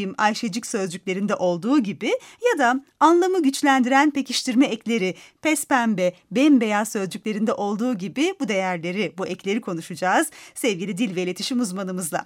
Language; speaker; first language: Turkish; native; Turkish